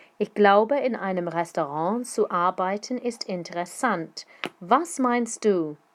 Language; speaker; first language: German; non-native, fluent; English